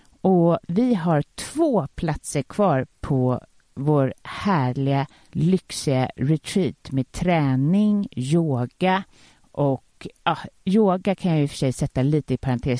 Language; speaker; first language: Swedish; native; Swedish